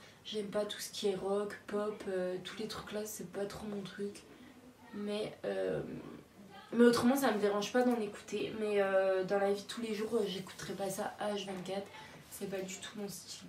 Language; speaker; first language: French; native; French